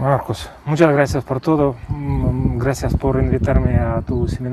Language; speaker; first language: Spanish; non-native, fluent; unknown